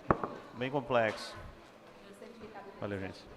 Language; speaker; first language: Portuguese; native; Portuguese